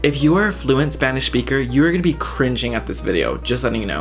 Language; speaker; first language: English; native; English